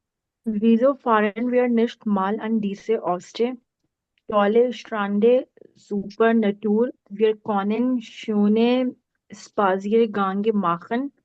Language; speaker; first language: German; non-native, learner; Urdu